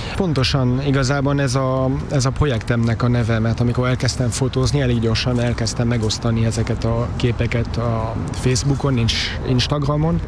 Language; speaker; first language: Hungarian; early bilingual, heritage; Hungarian